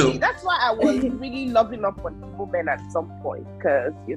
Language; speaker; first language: English; non-native, local second language; Yoruba